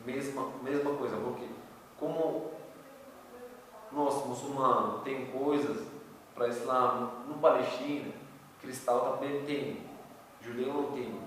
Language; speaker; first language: Portuguese; non-native, learner; Arabic